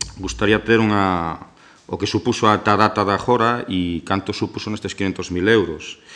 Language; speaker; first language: Galician; native; Galician